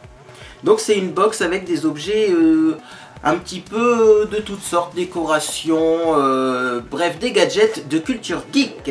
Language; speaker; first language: French; native; French